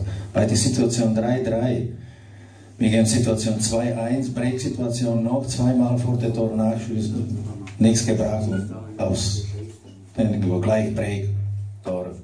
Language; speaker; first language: German; non-native, fluent; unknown